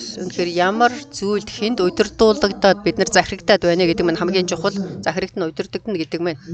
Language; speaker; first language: Mongolian; non-native, fluent; Korean